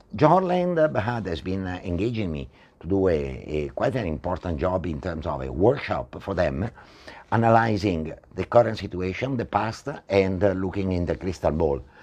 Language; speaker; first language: English; non-native, fluent; Italian